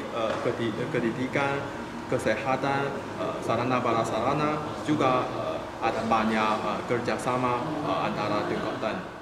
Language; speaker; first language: Indonesian; non-native, fluent; Chinese